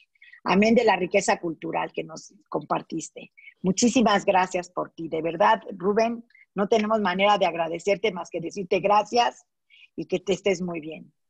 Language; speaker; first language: Spanish; native; Spanish